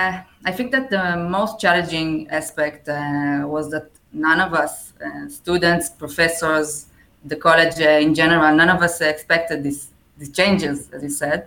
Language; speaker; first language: English; non-native, fluent; Hebrew